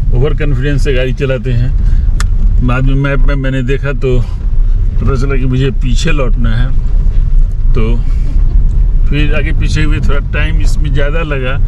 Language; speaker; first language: Hindi; native; Hindi